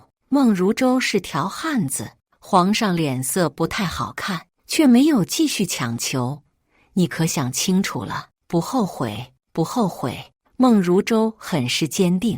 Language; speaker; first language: Chinese; native; Chinese